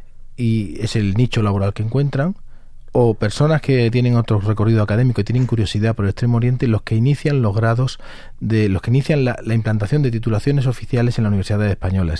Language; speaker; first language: Spanish; native; Spanish